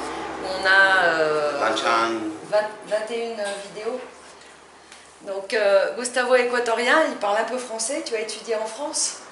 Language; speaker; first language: French; non-native, fluent; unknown